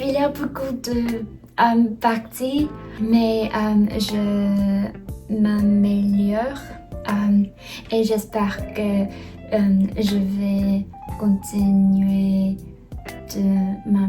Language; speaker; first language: French; non-native, learner; Chinese